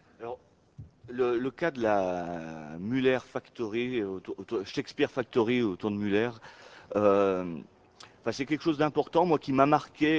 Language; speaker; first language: French; native; French